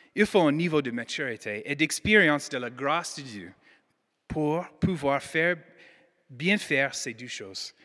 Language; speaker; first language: French; non-native, fluent; English